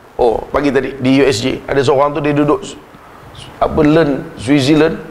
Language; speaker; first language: Malay; native; Malay